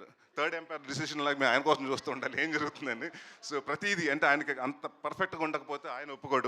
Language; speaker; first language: Telugu; native; Telugu